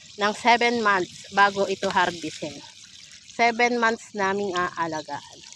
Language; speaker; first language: Filipino; native; Filipino